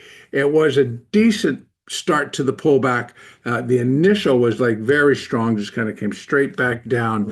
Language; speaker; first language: English; native; English